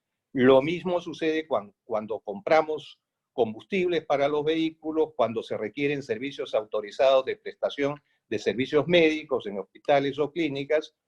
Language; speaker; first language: Spanish; native; Spanish